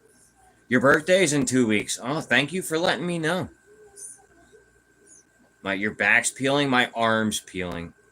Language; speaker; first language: English; native; English